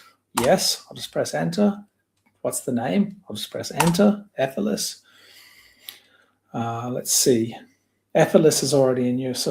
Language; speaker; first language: English; native; English